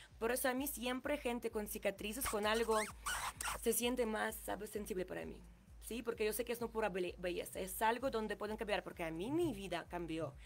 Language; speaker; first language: Spanish; non-native, learner; Ukrainian